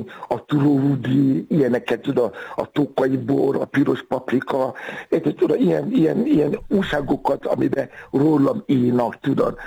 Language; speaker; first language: Hungarian; non-native, fluent; Yoruba